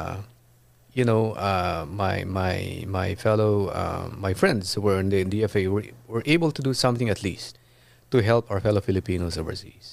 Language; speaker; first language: English; non-native, local second language; Iloko